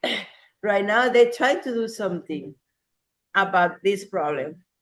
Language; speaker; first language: English; non-native, learner; Spanish